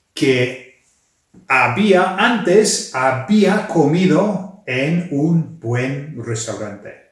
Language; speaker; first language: Spanish; non-native, fluent; English